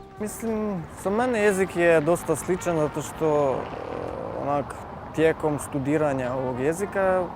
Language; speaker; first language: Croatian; non-native, fluent; Ukrainian